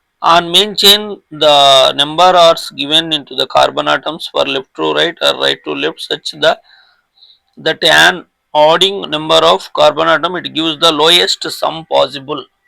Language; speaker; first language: English; non-native, local second language; Telugu